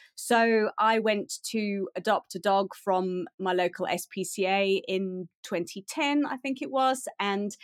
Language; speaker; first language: English; native; English